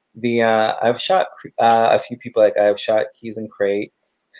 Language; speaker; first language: English; native; English